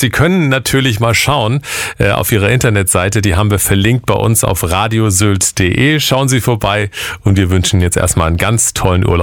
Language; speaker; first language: German; native; German